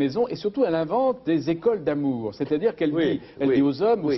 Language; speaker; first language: French; native; French